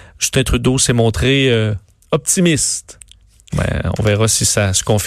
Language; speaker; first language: French; native; French